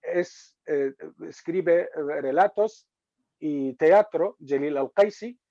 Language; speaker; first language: Spanish; non-native, fluent; Arabic